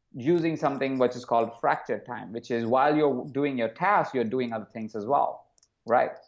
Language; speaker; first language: English; non-native, local second language; Hindi